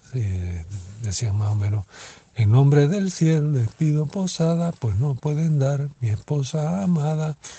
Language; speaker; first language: Spanish; native; Spanish